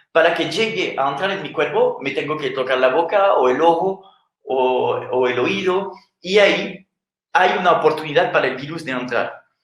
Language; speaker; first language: Spanish; non-native, fluent; French